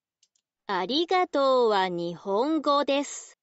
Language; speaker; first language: Japanese; non-native, learner; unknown